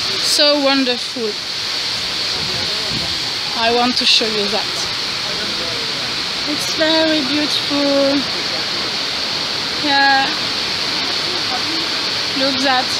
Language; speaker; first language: English; non-native, learner; French